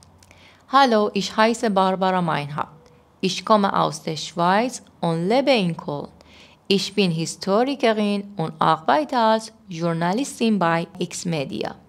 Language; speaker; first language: German; non-native, fluent; Persian